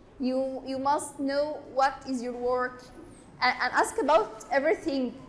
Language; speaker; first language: English; non-native, learner; Arabic